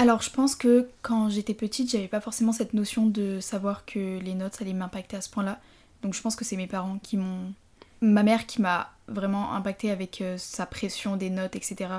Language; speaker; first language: French; native; French